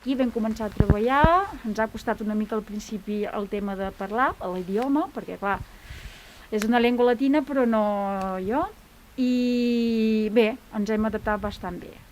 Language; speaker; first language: Catalan; non-native, fluent; Romanian